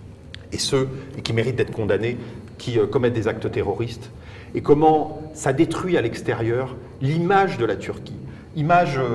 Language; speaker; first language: French; native; French